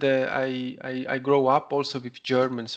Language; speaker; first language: English; non-native, learner; Italian